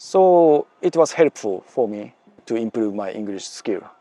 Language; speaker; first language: English; non-native, fluent; Japanese